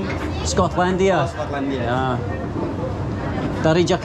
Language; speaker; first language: Indonesian; non-native, learner; English